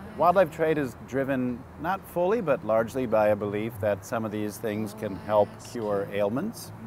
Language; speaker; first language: English; native; English